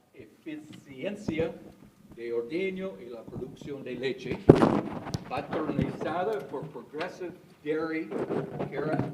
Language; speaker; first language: Spanish; non-native, fluent; English